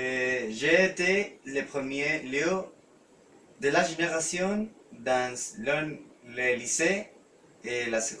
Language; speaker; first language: French; non-native, learner; Spanish